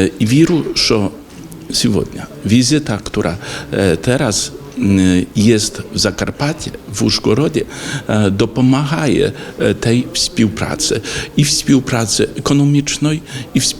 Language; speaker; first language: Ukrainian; non-native, learner; Polish